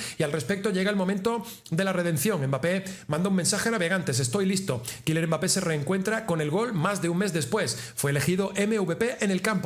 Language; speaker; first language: Spanish; native; Spanish